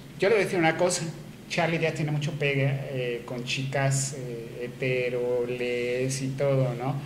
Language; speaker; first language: Spanish; native; Spanish